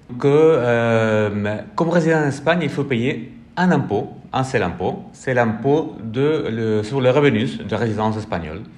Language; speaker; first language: French; non-native, fluent; Spanish